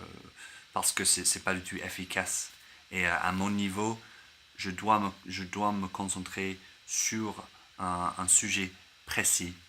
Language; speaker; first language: French; non-native, learner; English